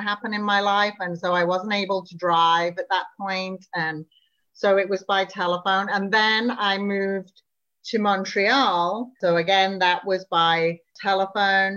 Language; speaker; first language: English; native; English